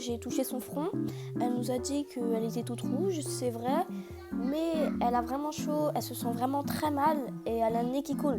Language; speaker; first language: French; native; French